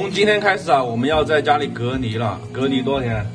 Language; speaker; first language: Chinese; native; Chinese